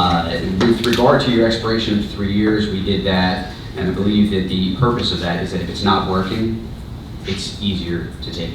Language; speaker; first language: English; native; English